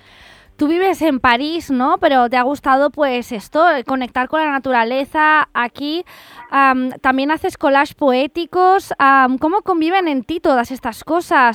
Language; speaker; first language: Spanish; non-native, local second language; Catalan